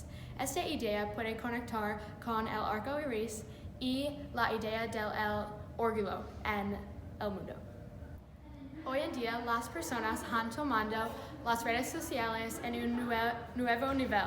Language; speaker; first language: Spanish; non-native, learner; English